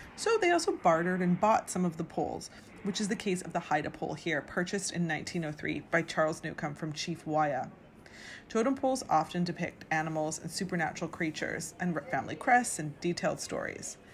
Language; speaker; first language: English; native; English